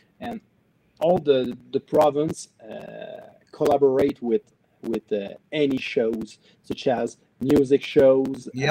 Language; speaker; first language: English; non-native, learner; French